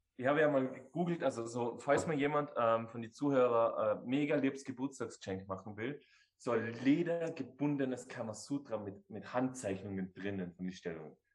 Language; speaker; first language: German; native; German